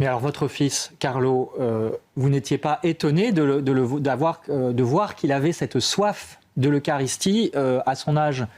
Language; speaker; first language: French; native; French